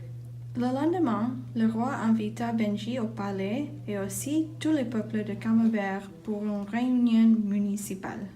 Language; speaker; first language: French; non-native, learner; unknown